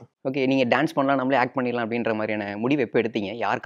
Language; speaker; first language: Tamil; native; Tamil